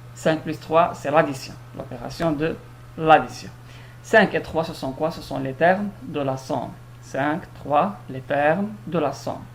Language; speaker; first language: French; non-native, local second language; Arabic